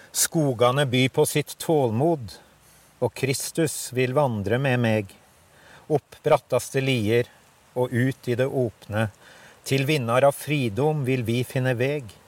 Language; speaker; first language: Norwegian; native; Norwegian